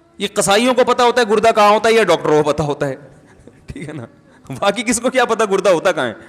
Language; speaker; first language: Urdu; native; Urdu